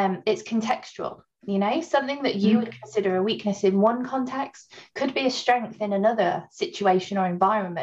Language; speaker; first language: English; native; English